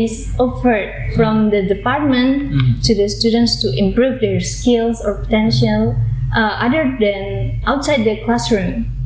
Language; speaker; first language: English; non-native, learner; Indonesian